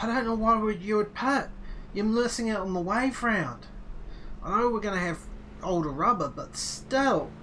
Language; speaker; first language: English; native; English